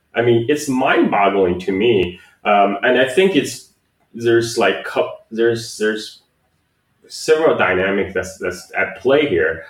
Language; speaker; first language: English; non-native, fluent; Chinese